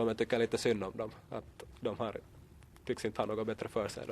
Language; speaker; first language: Swedish; native; Swedish